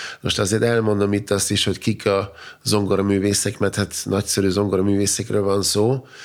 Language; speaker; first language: Hungarian; non-native, fluent; German